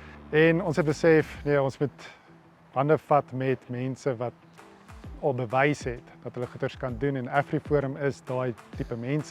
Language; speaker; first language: Afrikaans; native; Afrikaans